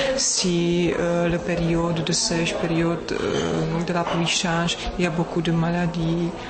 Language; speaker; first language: French; non-native, learner; Czech